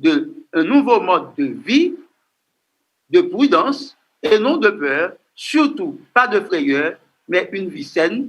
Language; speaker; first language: French; non-native, local second language; Haitian Creole